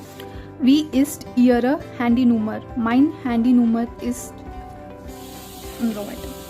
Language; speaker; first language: German; non-native, fluent; Marathi